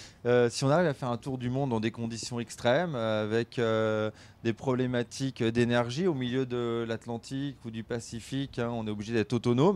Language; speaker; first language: French; native; French